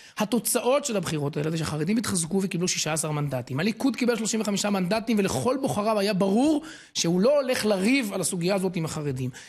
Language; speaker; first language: Hebrew; native; Hebrew